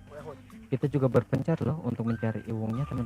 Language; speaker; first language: Indonesian; non-native, local second language; Sundanese